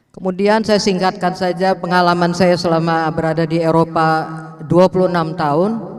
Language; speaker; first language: Indonesian; native; Indonesian